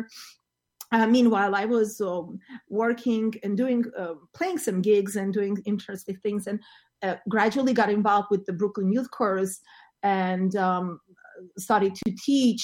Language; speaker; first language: English; non-native, fluent; Armenian